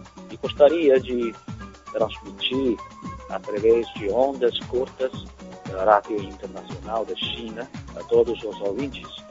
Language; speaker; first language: Portuguese; non-native, fluent; Chinese